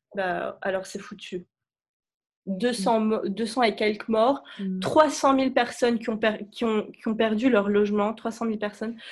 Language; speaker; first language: French; native; French